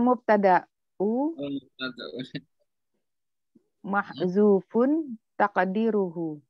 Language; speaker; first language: Arabic; non-native, learner; Indonesian